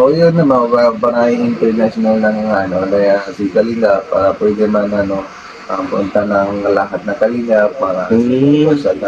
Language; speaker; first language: Filipino; non-native, learner; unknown